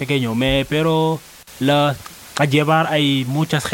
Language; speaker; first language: Spanish; non-native, learner; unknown